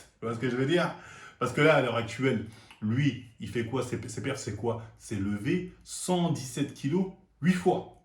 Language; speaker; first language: French; native; French